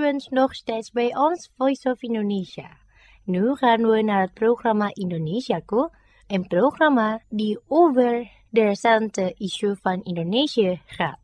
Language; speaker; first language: Dutch; non-native, fluent; Indonesian